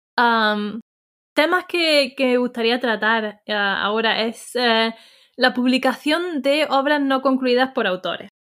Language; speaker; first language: Spanish; native; Spanish